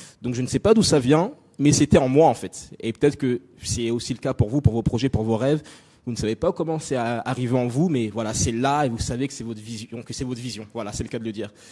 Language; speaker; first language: French; native; French